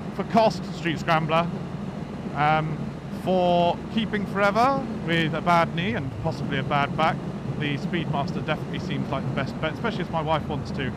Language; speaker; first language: English; native; English